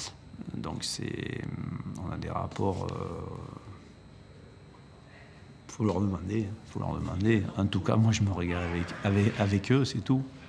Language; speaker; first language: French; native; French